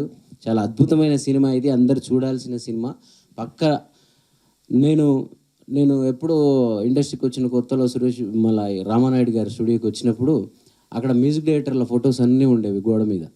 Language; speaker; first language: Telugu; native; Telugu